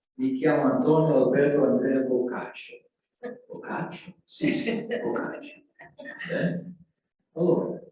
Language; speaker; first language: Italian; non-native, fluent; English